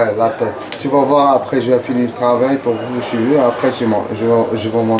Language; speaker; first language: French; non-native, learner; Arabic